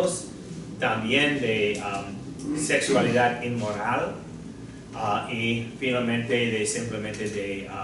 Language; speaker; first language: Spanish; non-native, fluent; English